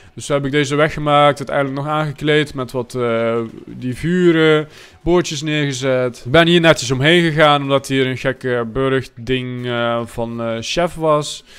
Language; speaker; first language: Dutch; native; Dutch